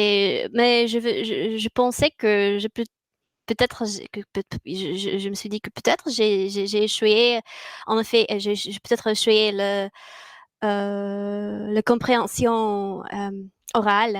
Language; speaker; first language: French; non-native, fluent; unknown